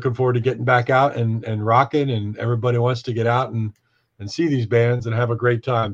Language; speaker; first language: English; native; English